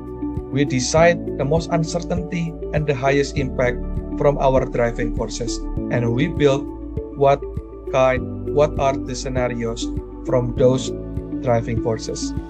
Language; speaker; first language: English; non-native, learner; Indonesian